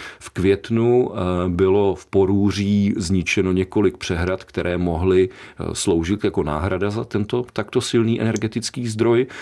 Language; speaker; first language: Czech; native; Czech